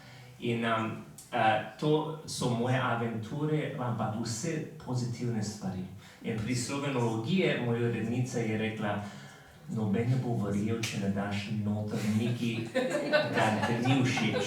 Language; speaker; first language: Slovenian; non-native, fluent; English